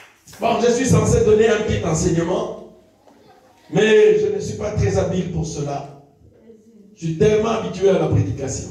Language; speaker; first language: French; non-native, local second language; Lingala